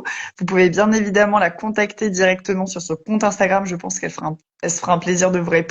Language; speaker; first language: French; native; French